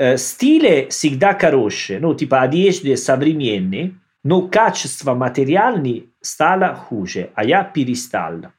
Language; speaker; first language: Russian; non-native, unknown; Italian